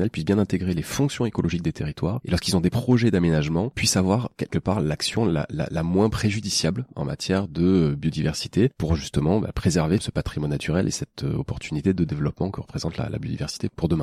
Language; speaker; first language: French; native; French